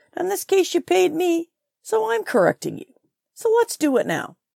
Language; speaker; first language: English; native; English